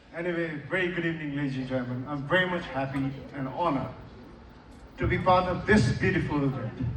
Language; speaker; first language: English; non-native, local second language; Nepali